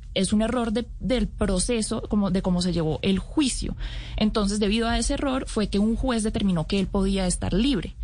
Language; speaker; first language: Spanish; native; Spanish